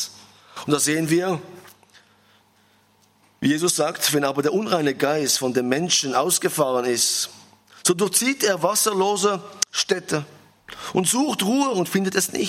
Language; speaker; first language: German; non-native, fluent; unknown